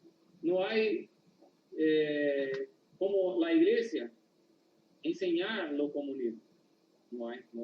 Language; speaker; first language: Spanish; non-native, learner; Portuguese